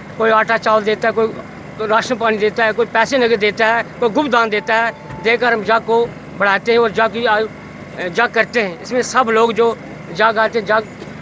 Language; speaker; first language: Urdu; non-native, local second language; Dogri